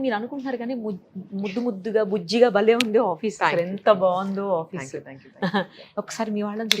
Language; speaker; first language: Telugu; native; Telugu